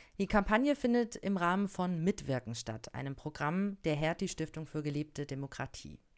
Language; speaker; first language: German; native; German